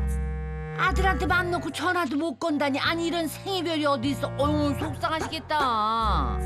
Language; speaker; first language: Korean; native; Korean